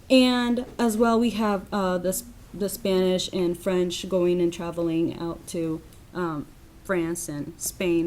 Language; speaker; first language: English; non-native, fluent; Spanish